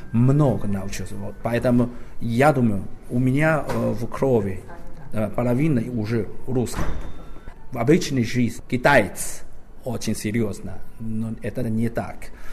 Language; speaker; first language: Russian; non-native, learner; Chinese